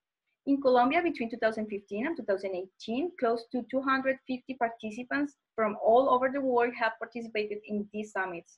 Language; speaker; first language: English; non-native, fluent; Spanish